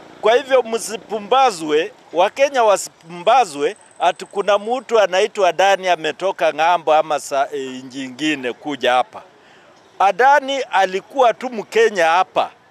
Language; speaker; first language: Swahili; non-native, local second language; Luo (Kenya and Tanzania)